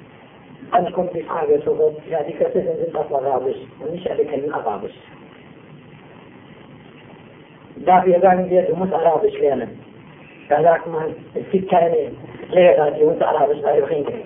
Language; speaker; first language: German; non-native, fluent; Arabic